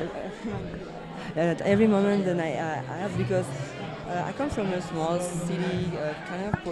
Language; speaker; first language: English; non-native, fluent; French